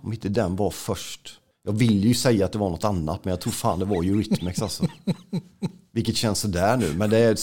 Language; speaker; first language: Swedish; native; Swedish